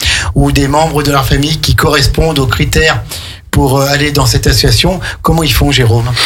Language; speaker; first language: French; native; French